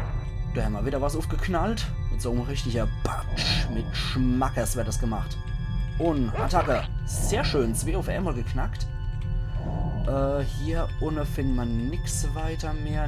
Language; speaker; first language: German; native; German